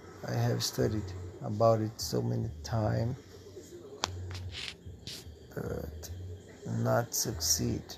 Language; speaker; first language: English; non-native, fluent; Portuguese